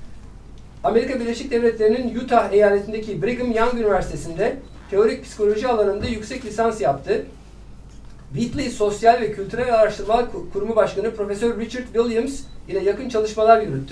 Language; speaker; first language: Turkish; native; Turkish